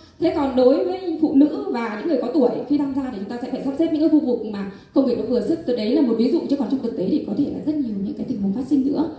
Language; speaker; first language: Vietnamese; non-native, local second language; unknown